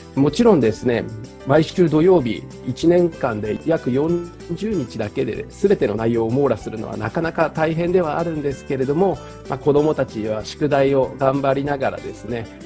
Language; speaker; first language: Japanese; native; Japanese